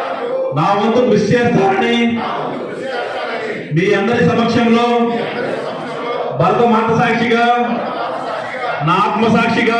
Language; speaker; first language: Telugu; native; Telugu